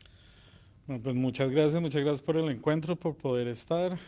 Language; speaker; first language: Spanish; native; Spanish